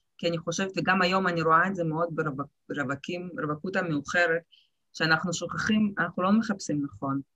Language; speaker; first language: Hebrew; early bilingual, other home language; Russian